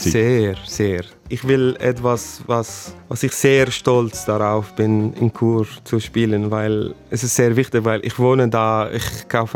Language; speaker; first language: German; non-native, fluent; Arabic